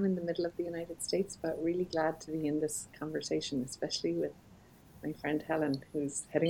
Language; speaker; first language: English; native; English